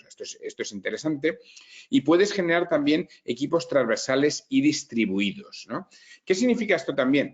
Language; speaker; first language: Spanish; native; Spanish